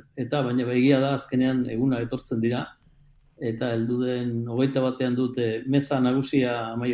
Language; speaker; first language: Basque; native; Basque